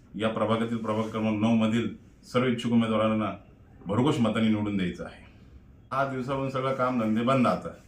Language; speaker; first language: Marathi; non-native, local second language; Hindi